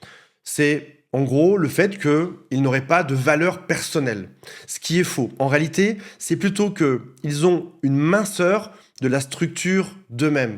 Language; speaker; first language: French; native; French